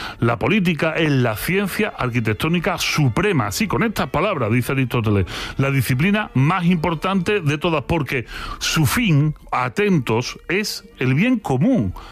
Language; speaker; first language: Spanish; native; Spanish